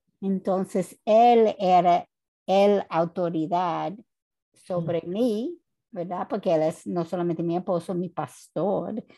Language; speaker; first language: Spanish; non-native, fluent; English